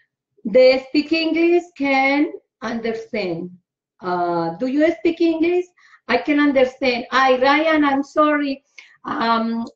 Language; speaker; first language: English; non-native, learner; Spanish